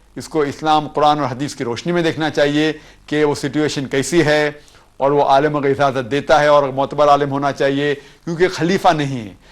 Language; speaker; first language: Urdu; non-native, local second language; Konkani